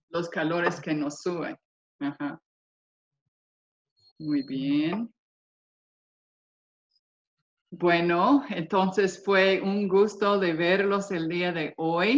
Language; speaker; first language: Spanish; non-native, fluent; English